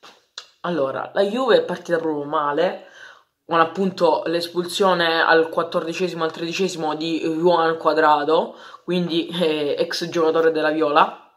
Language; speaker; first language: Italian; native; Italian